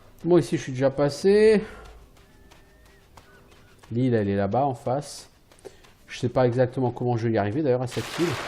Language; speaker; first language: French; native; French